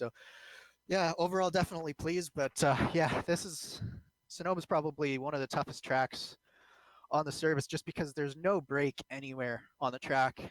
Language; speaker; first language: English; native; English